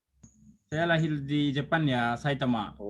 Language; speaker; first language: Indonesian; non-native, fluent; Japanese